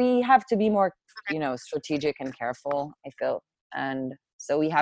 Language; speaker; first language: English; non-native, fluent; Hebrew